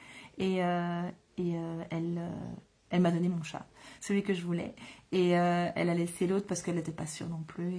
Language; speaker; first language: French; native; French